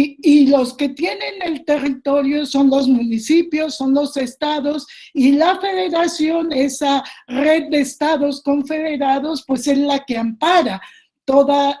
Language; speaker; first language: Spanish; native; Spanish